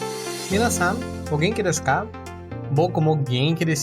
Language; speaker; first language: Japanese; non-native, fluent; Portuguese